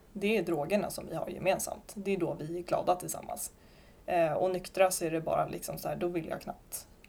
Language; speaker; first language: Swedish; native; Swedish